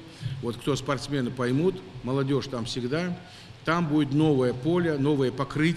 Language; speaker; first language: Russian; non-native, local second language; Ingush